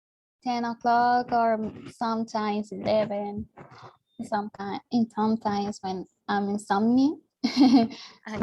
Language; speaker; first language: English; non-native, learner; Spanish